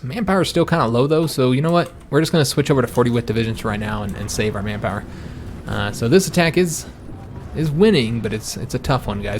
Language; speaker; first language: English; native; English